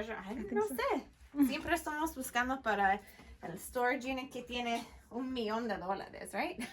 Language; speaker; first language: Spanish; early bilingual, heritage; Spanish